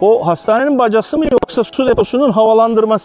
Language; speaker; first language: Turkish; native; Turkish